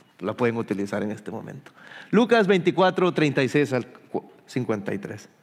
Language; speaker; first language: Spanish; early bilingual, heritage; Spanish